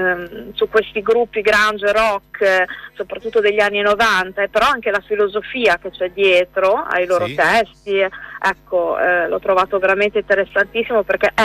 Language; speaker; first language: Italian; native; Italian